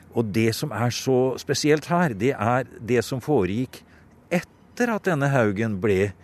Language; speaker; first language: Norwegian; native; Norwegian